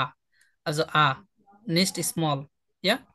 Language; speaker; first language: German; non-native, local second language; Bangla